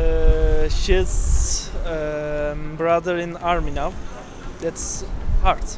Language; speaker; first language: English; non-native, learner; Turkish